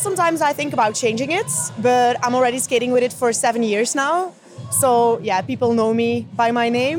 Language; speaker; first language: English; non-native, fluent; Dutch